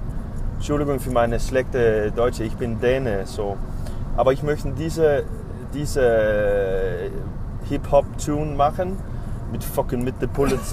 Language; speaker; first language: German; non-native, learner; Danish